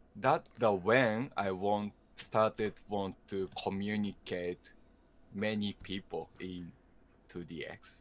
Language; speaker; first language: English; non-native, learner; Japanese